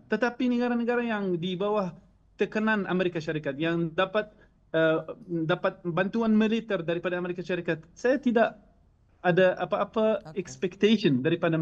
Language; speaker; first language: Indonesian; non-native, fluent; Arabic